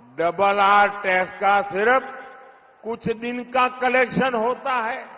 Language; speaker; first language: Hindi; non-native, local second language; Gujarati